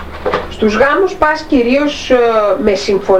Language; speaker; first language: Greek; native; Greek